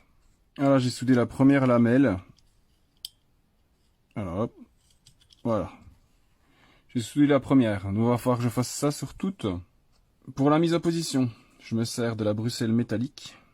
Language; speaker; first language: French; native; French